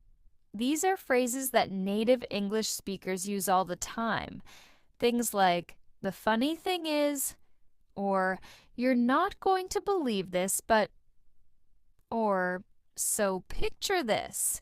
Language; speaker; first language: English; non-native, fluent; Spanish